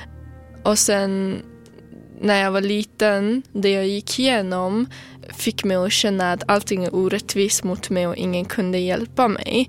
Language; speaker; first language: Swedish; non-native, fluent; Kurdish